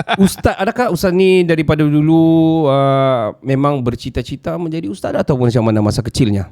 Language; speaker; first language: Malay; native; Malay